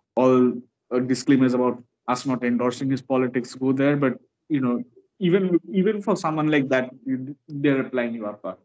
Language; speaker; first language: English; non-native, local second language; Bangla